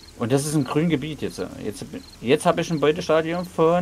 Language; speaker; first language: German; native; German